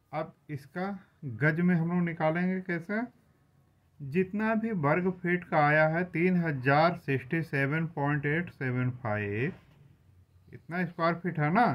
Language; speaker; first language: Hindi; native; Hindi